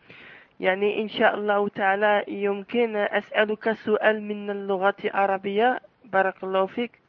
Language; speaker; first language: Arabic; non-native, learner; French